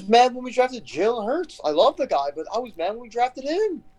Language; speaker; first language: English; native; English